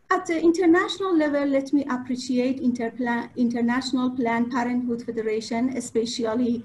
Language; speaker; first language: English; non-native, fluent; Persian